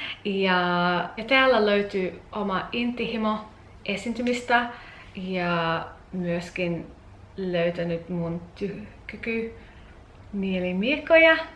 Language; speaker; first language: Finnish; non-native, learner; English